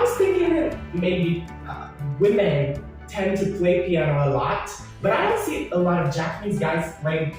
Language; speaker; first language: English; non-native, fluent; Portuguese